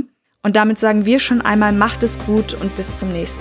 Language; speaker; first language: German; native; German